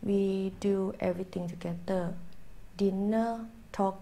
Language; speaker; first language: English; non-native, learner; Thai